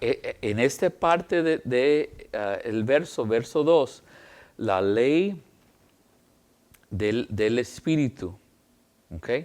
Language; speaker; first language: Spanish; early bilingual, heritage; English